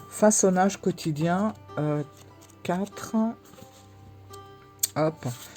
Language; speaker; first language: French; native; French